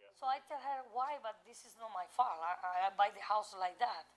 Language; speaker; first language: English; non-native, learner; Spanish